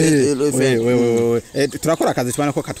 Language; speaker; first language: French; non-native, learner; Rundi